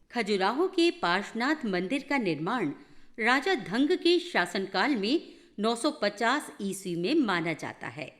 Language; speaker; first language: Hindi; native; Hindi